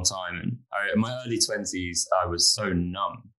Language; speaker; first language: English; native; English